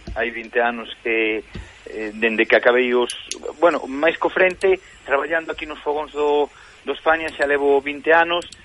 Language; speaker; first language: Galician; native; Galician